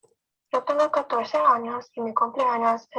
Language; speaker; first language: Spanish; non-native, learner; English